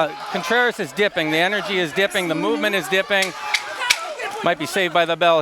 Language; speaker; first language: English; native; English